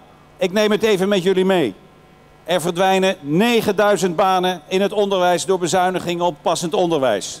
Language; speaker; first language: Dutch; native; Dutch